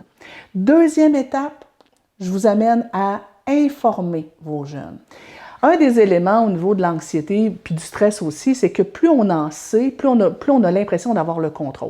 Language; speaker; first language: French; native; French